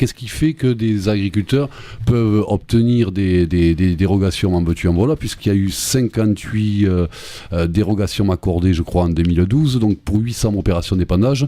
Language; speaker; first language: French; native; French